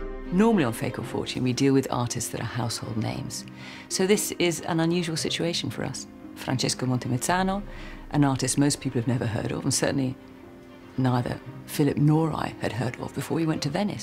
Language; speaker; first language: English; native; English